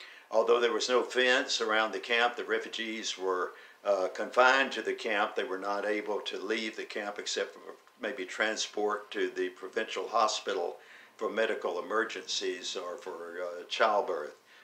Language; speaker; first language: English; native; English